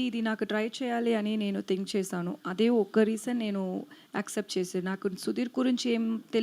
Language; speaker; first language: Telugu; non-native, learner; Tamil